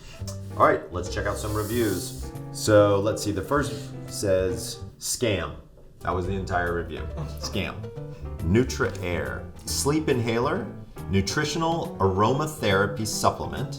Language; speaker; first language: English; native; English